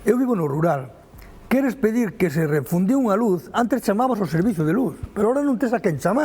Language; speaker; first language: Galician; native; Galician